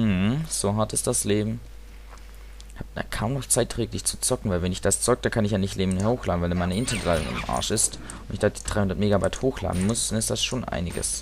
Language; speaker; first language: German; native; German